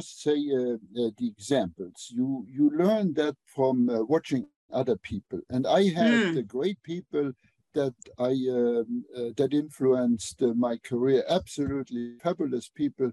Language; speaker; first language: English; non-native, fluent; Luxembourgish